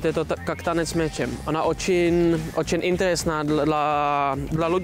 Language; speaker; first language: Russian; non-native, learner; Czech